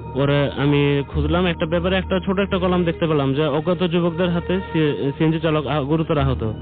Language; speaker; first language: Bangla; native; Bangla